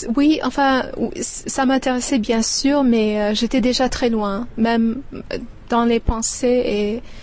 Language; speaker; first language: French; non-native, fluent; Persian